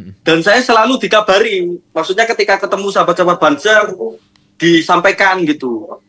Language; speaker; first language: Indonesian; non-native, local second language; Madurese